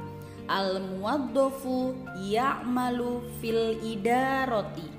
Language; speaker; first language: Arabic; non-native, fluent; Indonesian